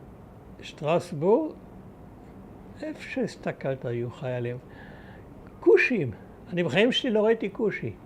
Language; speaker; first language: Hebrew; early bilingual, other home language; German